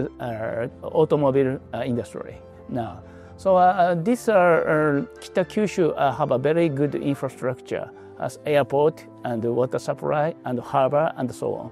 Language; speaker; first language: English; non-native, learner; Japanese